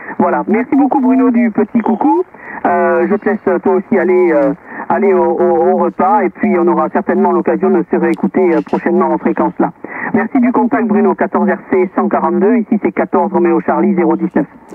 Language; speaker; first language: French; native; French